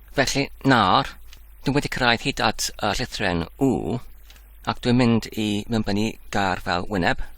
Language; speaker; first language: Welsh; non-native, learner; Dutch